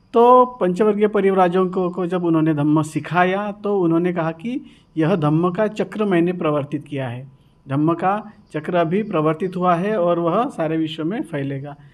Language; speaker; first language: Hindi; non-native, local second language; Marathi